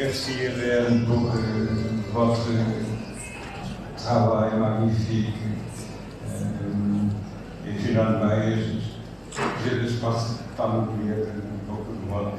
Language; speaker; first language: French; non-native, fluent; Portuguese